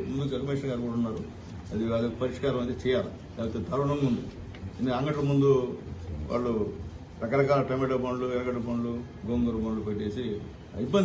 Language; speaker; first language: Telugu; native; Telugu